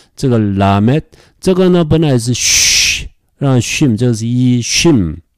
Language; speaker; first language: Chinese; non-native, fluent; Korean